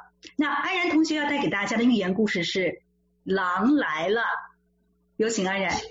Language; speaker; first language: Chinese; native; Chinese